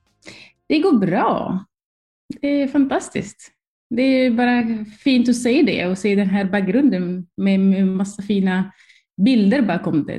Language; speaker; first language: Swedish; non-native, fluent; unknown